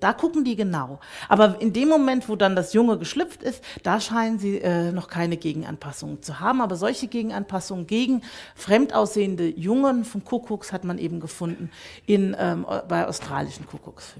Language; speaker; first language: German; native; German